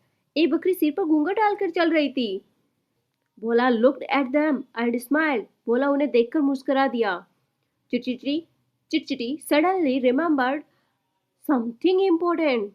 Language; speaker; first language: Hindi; native; Hindi